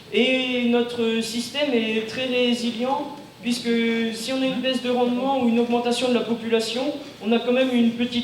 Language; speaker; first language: French; native; French